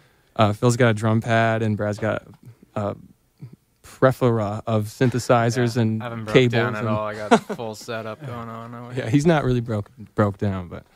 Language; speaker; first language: English; native; English